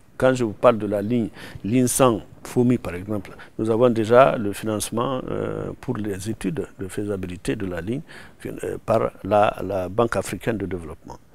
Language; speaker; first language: French; non-native, local second language; Susu